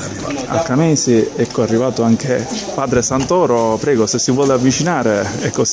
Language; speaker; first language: Italian; native; Italian